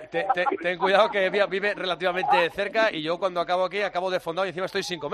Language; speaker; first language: Spanish; native; Spanish